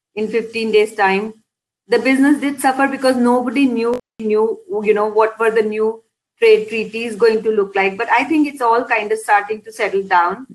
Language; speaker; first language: English; non-native, local second language; Hindi